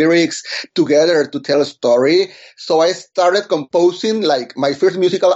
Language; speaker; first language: English; non-native, fluent; Spanish